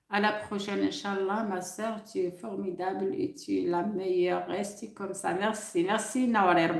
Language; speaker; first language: French; non-native, local second language; Arabic